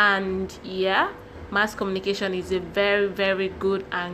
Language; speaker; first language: English; non-native, local second language; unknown